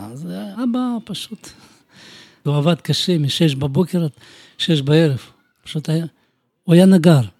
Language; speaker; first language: Hebrew; non-native, fluent; Russian